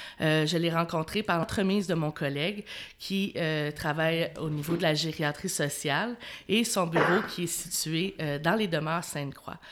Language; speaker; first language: French; native; French